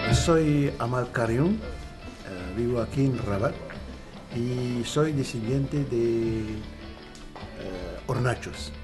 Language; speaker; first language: Spanish; non-native, fluent; Arabic